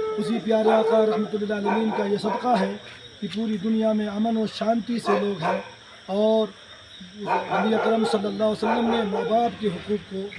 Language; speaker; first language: Urdu; native; Urdu